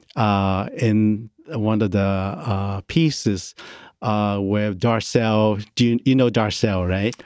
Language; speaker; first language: English; non-native, local second language; Cantonese